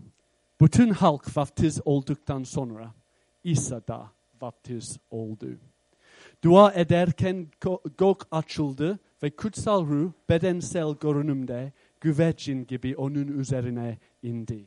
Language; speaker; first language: Turkish; non-native, fluent; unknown